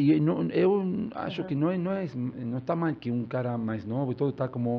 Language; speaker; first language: Portuguese; non-native, learner; Spanish